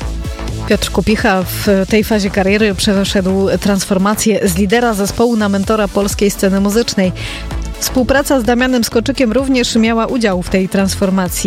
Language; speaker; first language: Polish; native; Polish